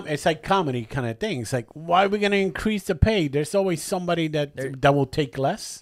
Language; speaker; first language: English; non-native, local second language; Spanish